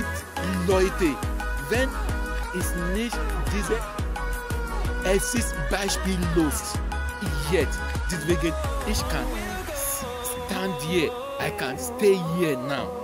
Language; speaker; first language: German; non-native, learner; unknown